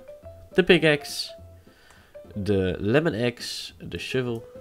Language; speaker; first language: Dutch; native; Dutch